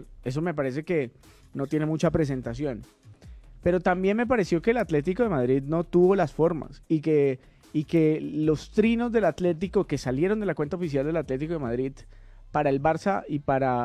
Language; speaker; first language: Spanish; native; Spanish